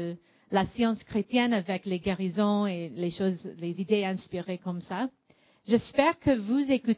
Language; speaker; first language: French; non-native, fluent; English